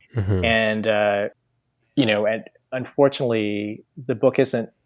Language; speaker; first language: English; native; English